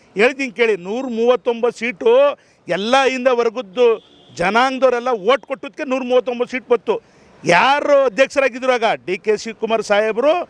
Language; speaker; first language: Kannada; native; Kannada